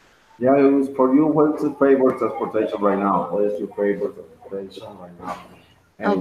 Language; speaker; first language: English; non-native, learner; Spanish